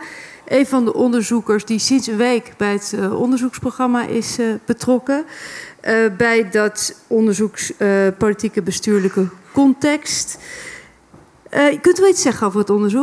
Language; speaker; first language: Dutch; native; Dutch